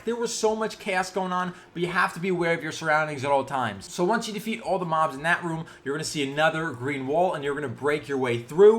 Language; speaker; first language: English; native; English